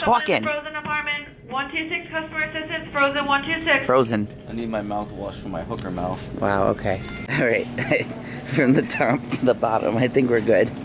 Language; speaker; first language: English; native; English